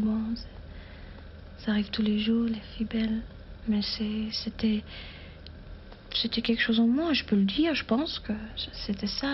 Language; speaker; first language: French; non-native, fluent; German